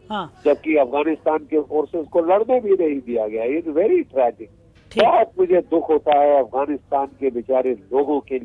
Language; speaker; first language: Hindi; native; Hindi